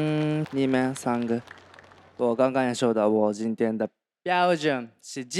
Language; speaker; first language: Chinese; non-native, learner; Japanese